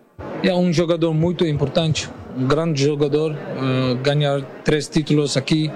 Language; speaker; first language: Portuguese; non-native, learner; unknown